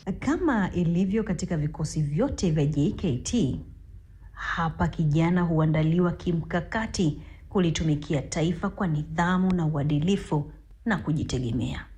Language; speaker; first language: Swahili; native; Swahili